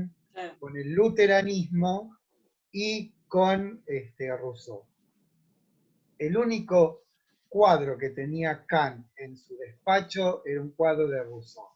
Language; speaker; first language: Spanish; native; Spanish